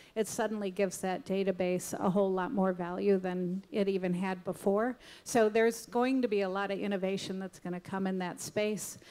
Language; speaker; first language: English; native; English